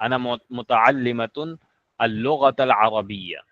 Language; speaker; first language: Arabic; non-native, fluent; Urdu